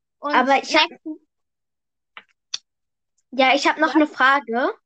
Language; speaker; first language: German; early bilingual, other home language; Vietnamese